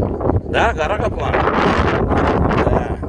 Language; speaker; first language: Russian; native; Russian